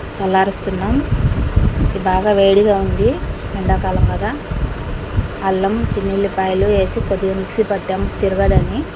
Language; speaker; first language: Telugu; non-native, local second language; Urdu